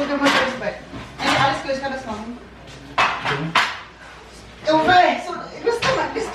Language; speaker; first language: German; non-native, learner; Filipino